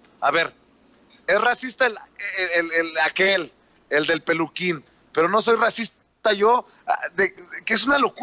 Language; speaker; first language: Spanish; native; Spanish